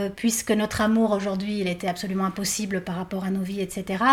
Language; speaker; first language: French; non-native, fluent; Spanish